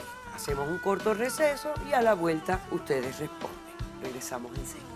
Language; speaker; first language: Spanish; native; Spanish